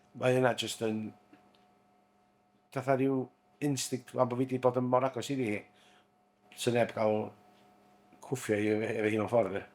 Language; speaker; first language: Welsh; native; Welsh